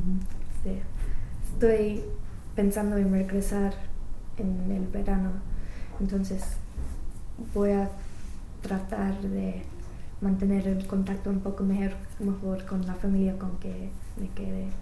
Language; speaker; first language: Spanish; non-native, learner; English